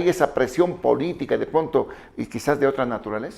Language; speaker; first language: Spanish; native; Spanish